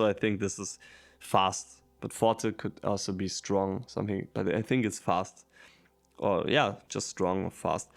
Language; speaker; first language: English; non-native, fluent; German